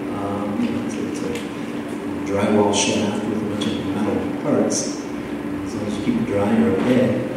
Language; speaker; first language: English; native; English